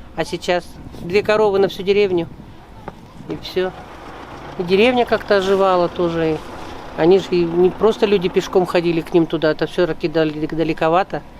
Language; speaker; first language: Russian; native; Russian